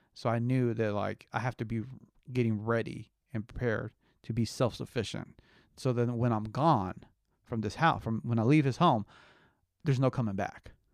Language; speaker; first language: English; early bilingual, other home language; Spanish